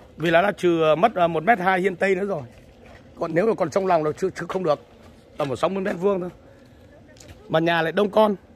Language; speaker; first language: Vietnamese; non-native, local second language; Hmong